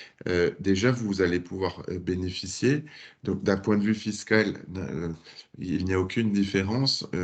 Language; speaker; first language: French; native; French